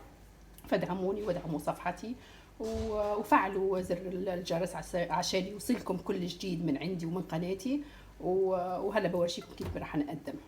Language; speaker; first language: Arabic; native; Arabic